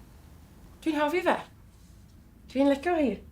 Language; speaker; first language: Welsh; non-native, local second language; English